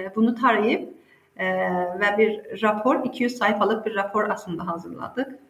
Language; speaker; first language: Turkish; non-native, fluent; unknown